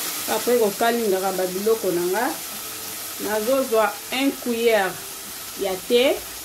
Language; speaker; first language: French; non-native, local second language; Lingala